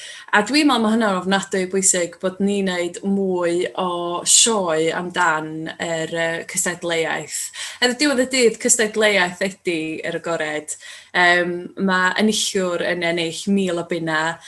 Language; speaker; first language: Welsh; native; Welsh